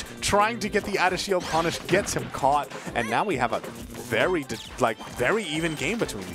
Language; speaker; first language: English; native; English